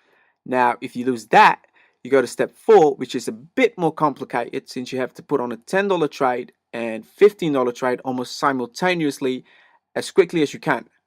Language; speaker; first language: English; native; English